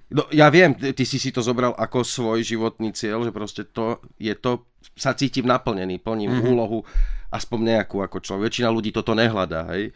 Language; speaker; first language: Slovak; native; Slovak